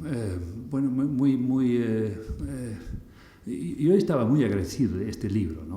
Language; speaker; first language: Spanish; non-native, fluent; German